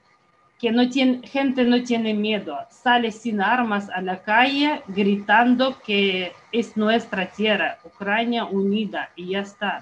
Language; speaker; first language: Spanish; non-native, fluent; Ukrainian